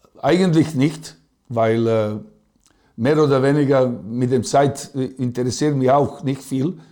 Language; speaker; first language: German; non-native, fluent; Serbian